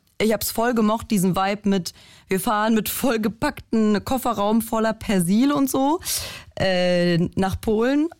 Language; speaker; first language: German; early bilingual, other home language; Polish